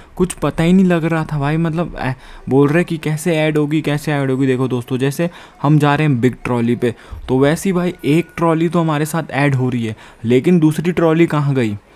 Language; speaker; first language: Hindi; non-native, local second language; Punjabi